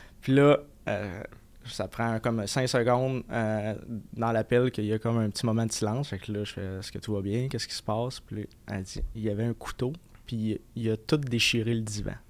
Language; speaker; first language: French; native; French